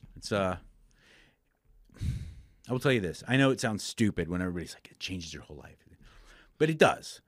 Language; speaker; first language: English; native; English